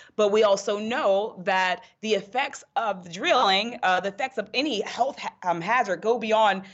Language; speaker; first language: English; native; English